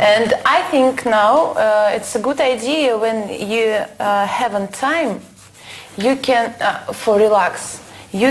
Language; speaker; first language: English; non-native, learner; Russian